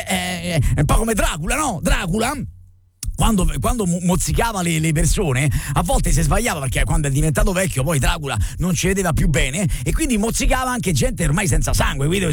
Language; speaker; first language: Italian; native; Italian